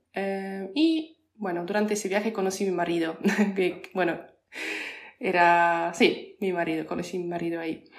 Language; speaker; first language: Spanish; non-native, fluent; Polish